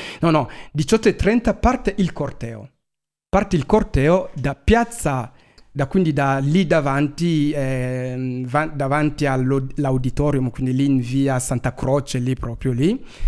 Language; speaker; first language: Italian; non-native, fluent; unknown